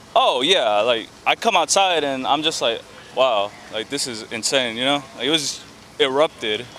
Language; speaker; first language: English; early bilingual, other home language; Spanish